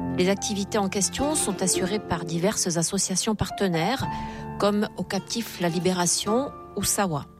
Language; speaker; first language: French; native; French